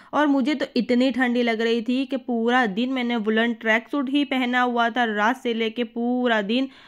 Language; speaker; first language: Hindi; native; Hindi